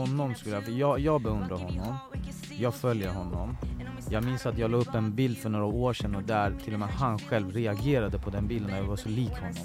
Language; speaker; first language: Swedish; early bilingual, other home language; Persian